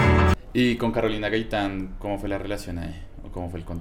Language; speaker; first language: Spanish; native; Spanish